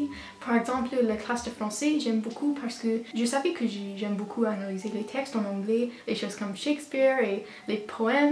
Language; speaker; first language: French; non-native, learner; English